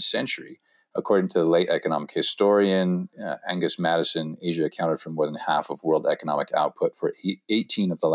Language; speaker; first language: English; native; English